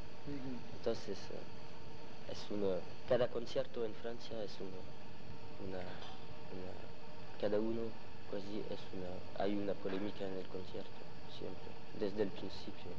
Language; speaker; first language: Spanish; non-native, learner; French